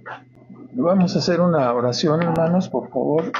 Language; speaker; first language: Spanish; native; Spanish